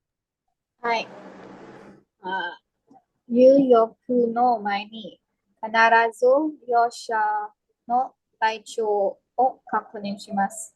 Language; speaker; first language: Japanese; non-native, learner; Filipino